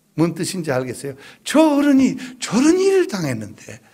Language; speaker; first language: Korean; native; Korean